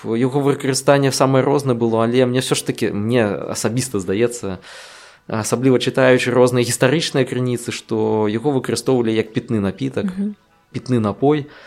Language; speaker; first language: Belarusian; non-native, local second language; Russian